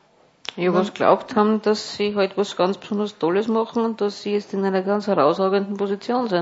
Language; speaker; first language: German; native; German